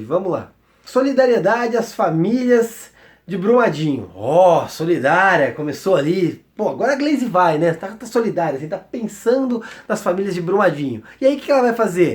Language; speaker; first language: Portuguese; native; Portuguese